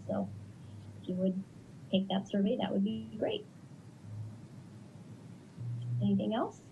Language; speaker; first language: English; native; English